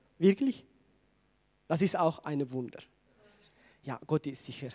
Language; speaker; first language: German; non-native, learner; Tigrinya